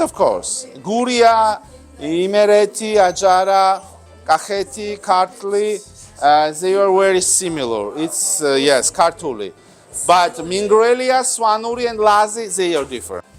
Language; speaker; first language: English; non-native, learner; Georgian